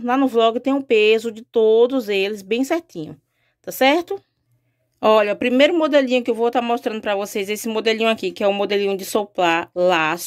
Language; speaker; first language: Portuguese; native; Portuguese